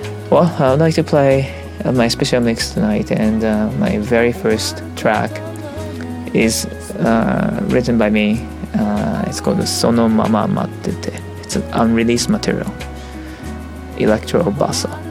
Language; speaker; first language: English; non-native, fluent; Japanese